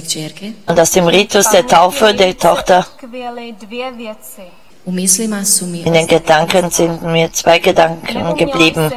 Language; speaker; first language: German; non-native, fluent; Czech